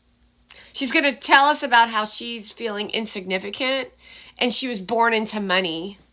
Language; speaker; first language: English; native; English